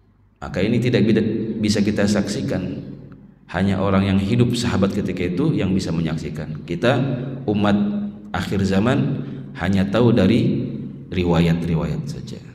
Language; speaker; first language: Indonesian; native; Indonesian